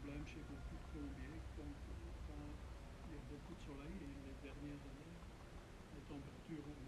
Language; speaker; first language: French; non-native, fluent; Dutch